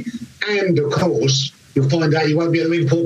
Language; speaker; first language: English; native; English